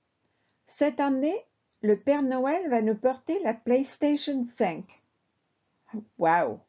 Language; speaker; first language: French; non-native, fluent; Spanish